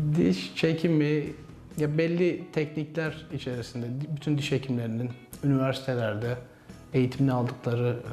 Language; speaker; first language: Turkish; native; Turkish